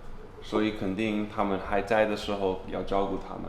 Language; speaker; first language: Chinese; non-native, fluent; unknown